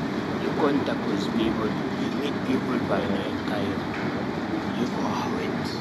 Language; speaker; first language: English; non-native, learner; Arabic